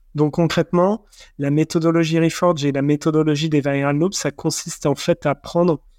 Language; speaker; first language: French; native; French